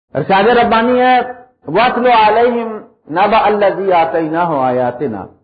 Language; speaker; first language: Urdu; non-native, local second language; Punjabi